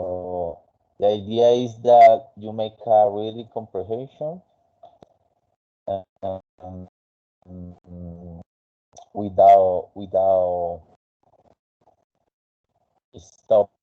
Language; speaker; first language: English; non-native, fluent; Spanish